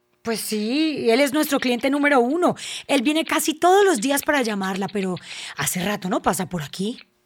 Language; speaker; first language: Spanish; native; Spanish